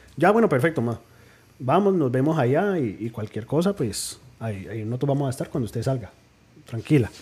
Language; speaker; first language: Spanish; early bilingual, heritage; Spanish